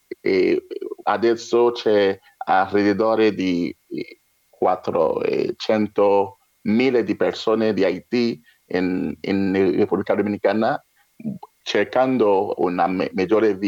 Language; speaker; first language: Italian; non-native, learner; French